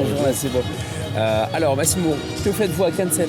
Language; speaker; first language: French; native; French